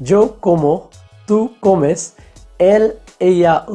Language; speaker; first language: Spanish; non-native, fluent; Hindi